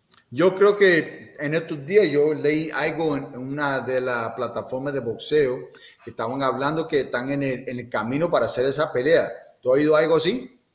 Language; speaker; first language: Spanish; non-native, fluent; English